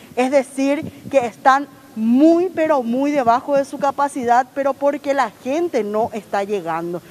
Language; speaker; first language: Spanish; native; Spanish